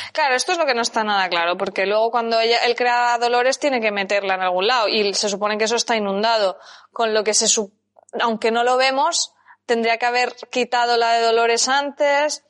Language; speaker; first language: Spanish; native; Spanish